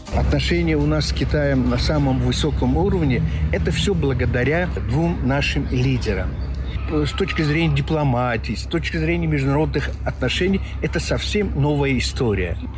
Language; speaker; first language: Russian; non-native, local second language; Tajik